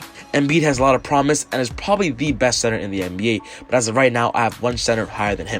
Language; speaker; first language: English; native; English